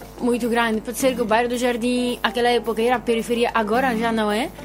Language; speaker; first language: Portuguese; non-native, fluent; Italian